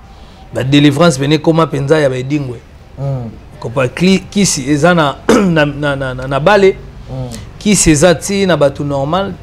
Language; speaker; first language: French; non-native, local second language; Lingala